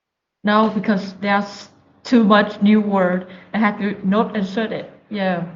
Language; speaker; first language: English; non-native, learner; Vietnamese